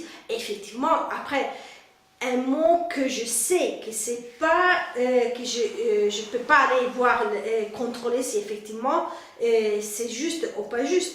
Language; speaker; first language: French; non-native, fluent; Spanish